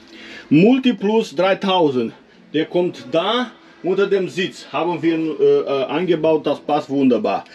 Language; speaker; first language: German; non-native, fluent; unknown